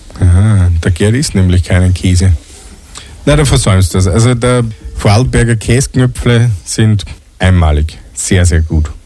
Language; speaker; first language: German; native; German